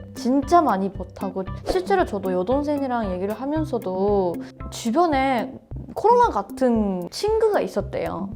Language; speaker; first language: Korean; non-native, fluent; Japanese